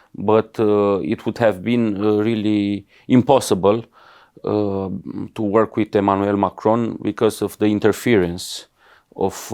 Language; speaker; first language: English; non-native, fluent; Romanian